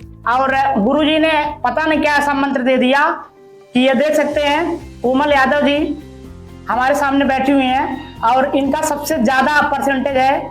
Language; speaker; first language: Hindi; native; Hindi